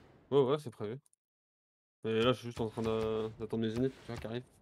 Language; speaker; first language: French; native; French